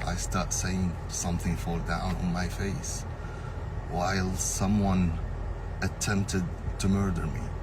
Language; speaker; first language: English; non-native, learner; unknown